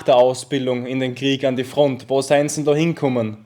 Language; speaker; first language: German; native; German